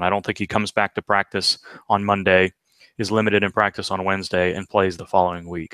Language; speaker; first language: English; native; English